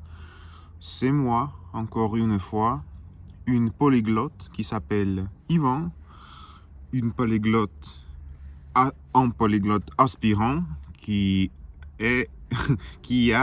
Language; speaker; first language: French; non-native, learner; Russian